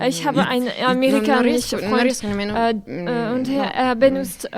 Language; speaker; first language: German; non-native, learner; French